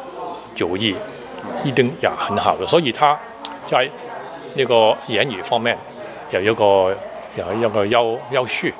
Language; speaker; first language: Chinese; non-native, fluent; Cantonese